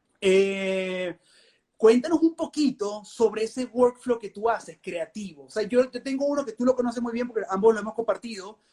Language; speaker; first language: Spanish; native; Spanish